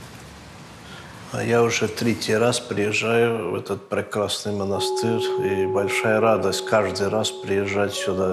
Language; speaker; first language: Russian; early bilingual, heritage; English